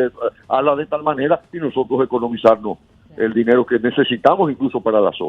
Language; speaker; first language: Spanish; native; Spanish